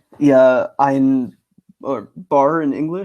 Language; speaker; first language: German; non-native, learner; English